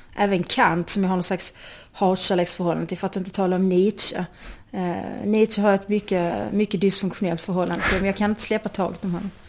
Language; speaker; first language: Swedish; native; Swedish